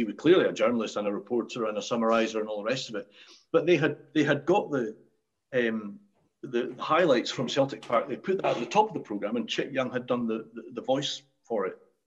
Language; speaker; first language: English; native; English